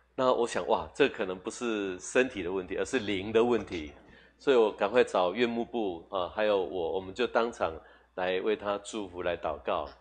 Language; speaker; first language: Chinese; native; Chinese